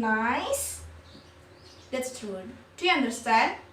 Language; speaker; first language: English; non-native, learner; Indonesian